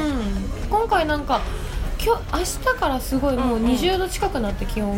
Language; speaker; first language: Japanese; native; Japanese